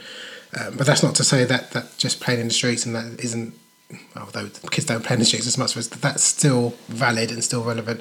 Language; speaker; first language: English; native; English